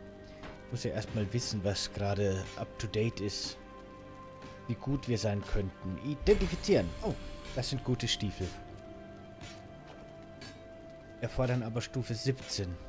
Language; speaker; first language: German; native; German